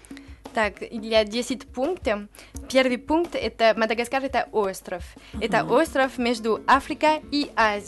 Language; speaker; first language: Russian; non-native, learner; French